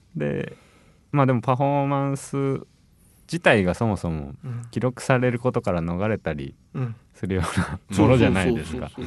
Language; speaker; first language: Japanese; native; Japanese